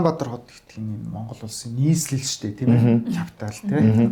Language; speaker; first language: Mongolian; non-native, fluent; Japanese